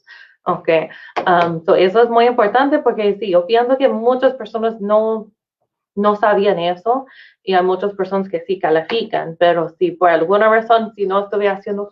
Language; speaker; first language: Spanish; non-native, fluent; English